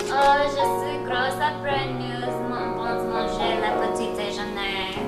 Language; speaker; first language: French; non-native, learner; English